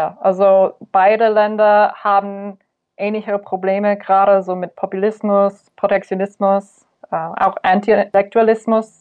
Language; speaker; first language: German; non-native, fluent; English